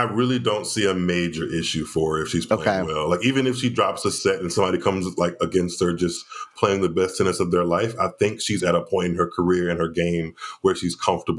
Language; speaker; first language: English; native; English